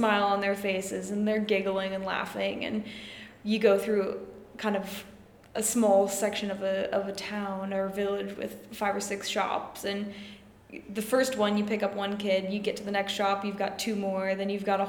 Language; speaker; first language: English; native; English